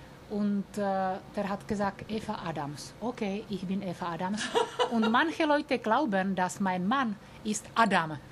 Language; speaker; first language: German; non-native, learner; Czech